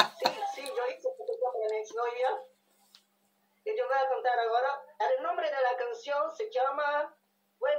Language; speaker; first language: Spanish; non-native, learner; Portuguese